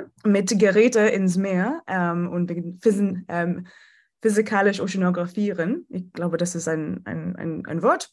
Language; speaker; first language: German; non-native, learner; English